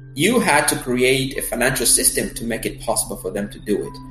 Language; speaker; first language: English; early bilingual, other home language; Kinyarwanda